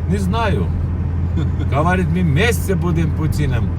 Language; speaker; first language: Russian; non-native, learner; Armenian